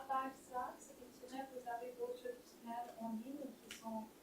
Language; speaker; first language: French; non-native, learner; Marathi